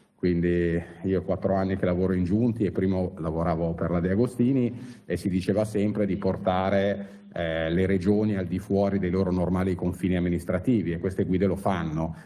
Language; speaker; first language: Italian; native; Italian